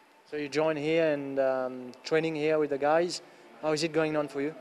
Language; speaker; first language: English; non-native, local second language; Morisyen